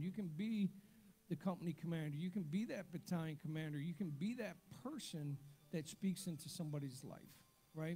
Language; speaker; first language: English; native; English